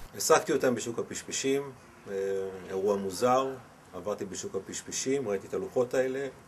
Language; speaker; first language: Hebrew; native; Hebrew